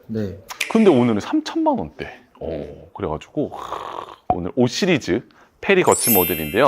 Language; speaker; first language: Korean; native; Korean